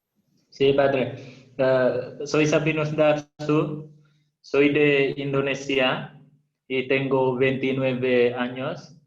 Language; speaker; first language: Spanish; non-native, learner; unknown